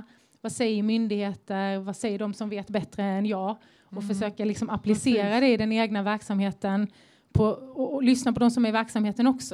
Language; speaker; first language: Swedish; native; Swedish